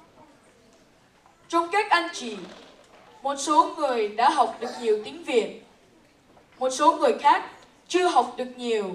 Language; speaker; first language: Vietnamese; early bilingual, heritage; Vietnamese